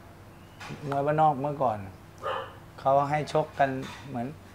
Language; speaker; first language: Thai; native; Thai